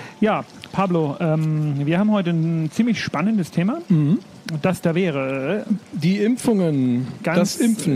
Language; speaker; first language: German; native; German